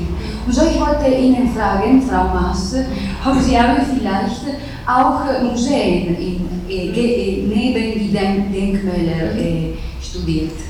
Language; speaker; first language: German; non-native, fluent; Italian